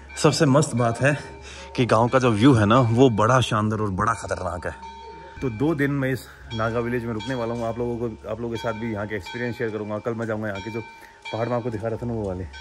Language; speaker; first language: Hindi; native; Hindi